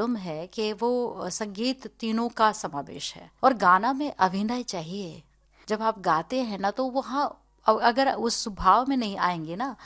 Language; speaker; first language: Hindi; native; Hindi